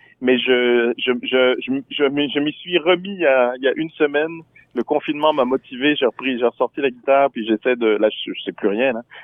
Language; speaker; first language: French; native; French